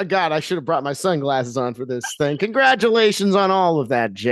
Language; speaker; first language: English; native; English